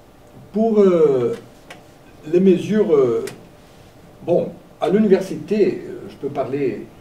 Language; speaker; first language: French; non-native, fluent; Portuguese